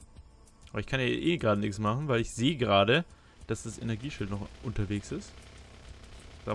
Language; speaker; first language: German; native; German